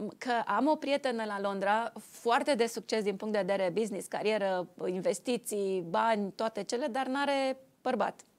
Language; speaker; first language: Romanian; native; Romanian